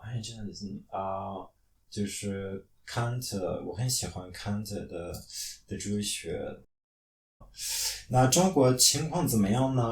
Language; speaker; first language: Chinese; non-native, fluent; French